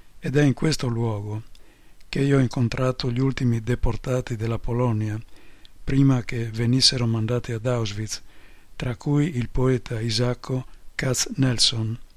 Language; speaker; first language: Italian; non-native, fluent; Polish